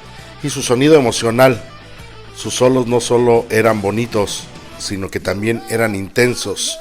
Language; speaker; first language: Spanish; native; Spanish